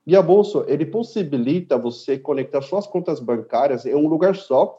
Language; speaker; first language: Portuguese; early bilingual, other home language; Korean